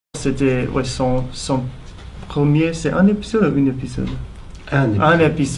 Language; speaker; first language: French; non-native, fluent; English